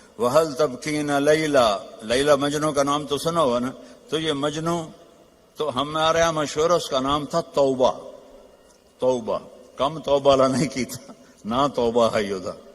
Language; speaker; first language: Urdu; non-native, local second language; Punjabi